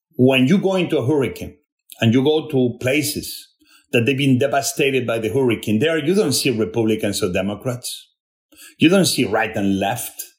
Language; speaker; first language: English; non-native, fluent; Spanish